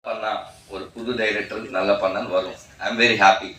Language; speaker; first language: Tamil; non-native, learner; Telugu